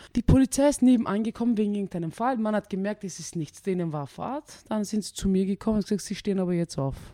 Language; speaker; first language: German; early bilingual, other home language; Turkish